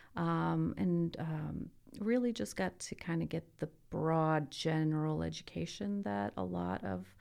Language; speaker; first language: English; early bilingual, other home language; Italian